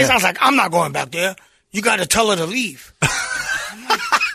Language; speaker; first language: English; native; English